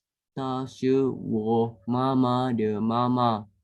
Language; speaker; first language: Chinese; non-native, learner; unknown